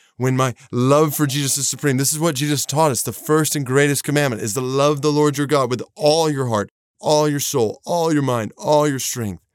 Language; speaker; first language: English; native; English